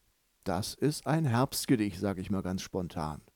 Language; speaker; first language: German; native; German